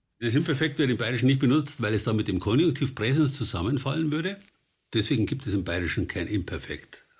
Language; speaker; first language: German; native; German